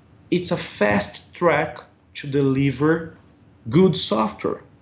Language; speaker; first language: English; non-native, fluent; Portuguese